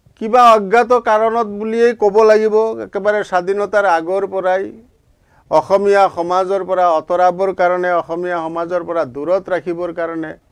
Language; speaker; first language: Assamese; non-native, local second language; Bangla